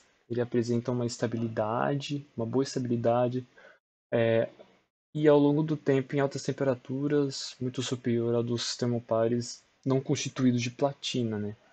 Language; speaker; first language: Portuguese; native; Portuguese